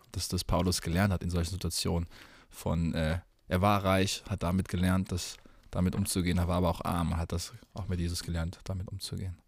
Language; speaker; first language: German; native; German